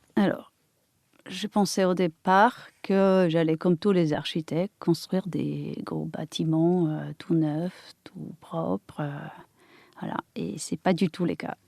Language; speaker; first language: French; non-native, fluent; Polish